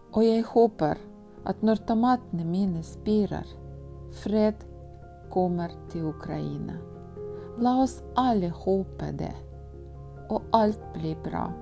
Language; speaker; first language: Norwegian; non-native, fluent; Ukrainian